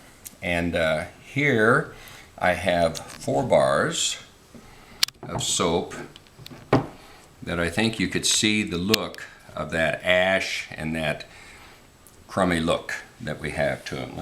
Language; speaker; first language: English; native; English